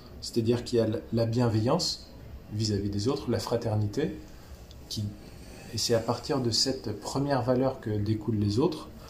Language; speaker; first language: French; early bilingual, other home language; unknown